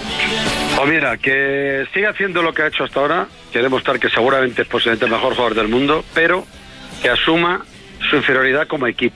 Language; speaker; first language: Spanish; native; Spanish